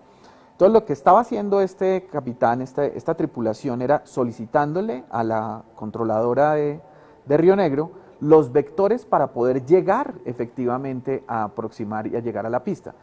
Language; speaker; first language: Spanish; native; Spanish